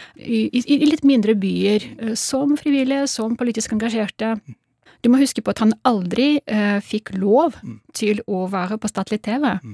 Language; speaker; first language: Norwegian; non-native, fluent; Russian